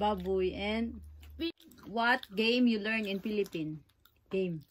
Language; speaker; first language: English; non-native, local second language; Cebuano